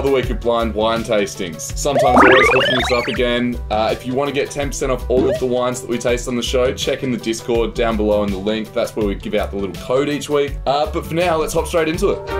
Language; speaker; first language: English; native; English